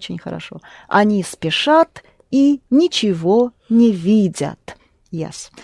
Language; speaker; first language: Russian; non-native, fluent; English